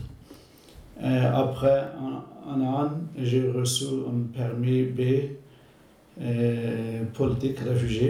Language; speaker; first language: French; non-native, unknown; Turkish